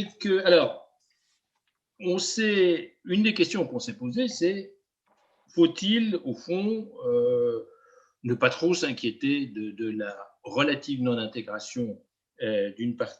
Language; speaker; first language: French; native; French